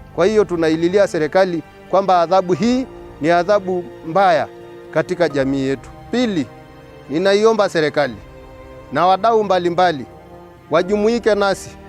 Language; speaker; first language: Swahili; non-native, local second language; Masai